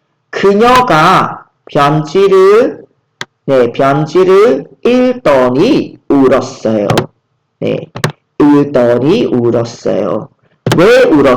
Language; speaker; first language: Korean; non-native, fluent; Khmer